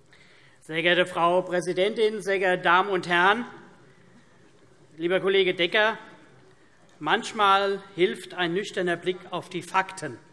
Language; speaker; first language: German; native; German